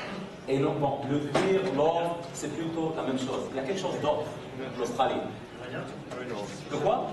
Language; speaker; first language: French; non-native, fluent; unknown